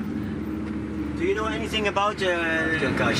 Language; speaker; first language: English; non-native, fluent; Dutch